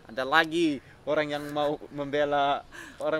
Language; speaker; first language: Indonesian; non-native, fluent; Dutch